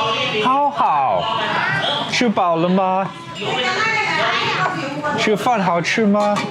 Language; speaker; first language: Chinese; non-native, learner; English